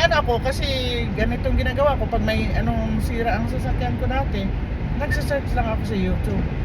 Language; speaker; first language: Filipino; non-native, local second language; Cebuano